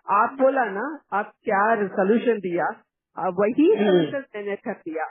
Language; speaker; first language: Hindi; non-native, local second language; Kannada